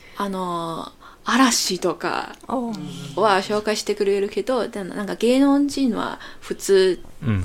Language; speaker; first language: Japanese; non-native, learner; Cantonese